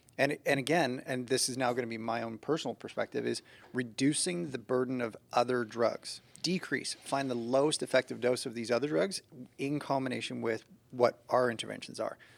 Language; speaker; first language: English; native; English